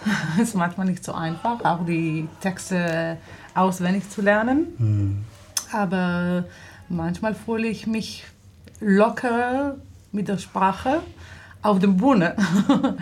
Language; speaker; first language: German; non-native, fluent; Hebrew